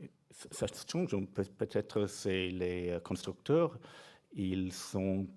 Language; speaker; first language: French; non-native, fluent; English